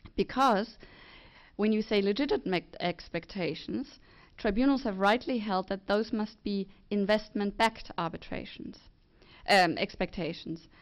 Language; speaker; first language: English; non-native, fluent; German